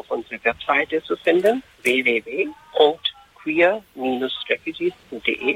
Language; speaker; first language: German; non-native, fluent; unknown